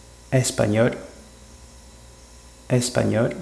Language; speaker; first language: French; non-native, fluent; English